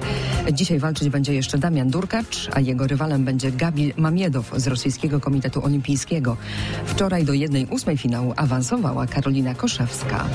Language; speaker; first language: Polish; native; Polish